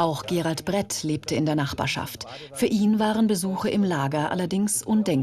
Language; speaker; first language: German; native; German